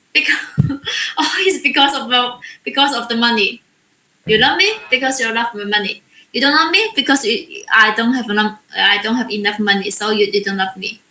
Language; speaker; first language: English; non-native, learner; Chinese